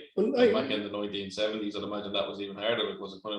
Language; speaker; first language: English; native; English